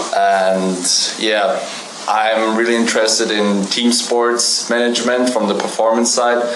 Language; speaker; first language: English; non-native, fluent; German